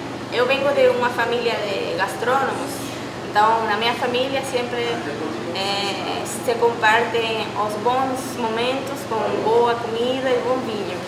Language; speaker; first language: Portuguese; non-native, fluent; Spanish